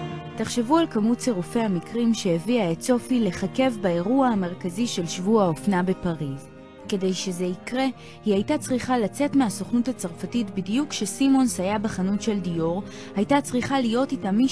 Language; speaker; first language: Hebrew; native; Hebrew